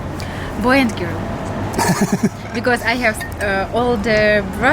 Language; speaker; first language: English; non-native, learner; Russian